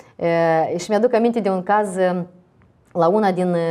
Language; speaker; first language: Romanian; native; Romanian